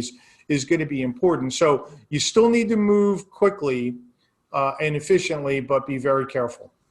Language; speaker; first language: English; native; English